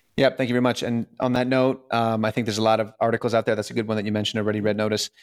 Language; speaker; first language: English; early bilingual, other home language; Russian